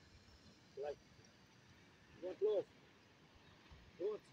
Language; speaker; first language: English; non-native, learner; Spanish